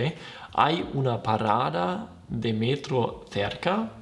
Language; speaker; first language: Spanish; non-native, learner; German